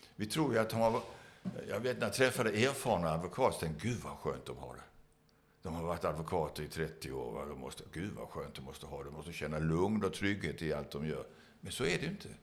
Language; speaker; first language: Swedish; native; Swedish